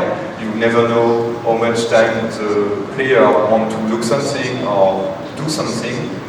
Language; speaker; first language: English; non-native, fluent; French